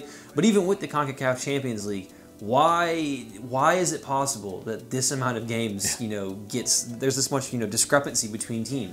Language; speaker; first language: English; native; English